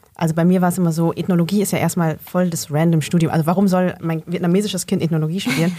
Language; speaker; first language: German; early bilingual, other home language; Vietnamese